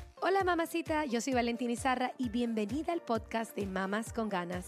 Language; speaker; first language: Spanish; native; Spanish